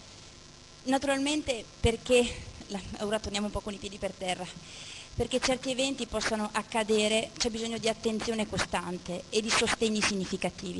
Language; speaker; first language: Italian; native; Italian